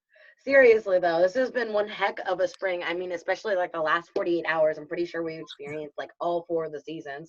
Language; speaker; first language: English; native; English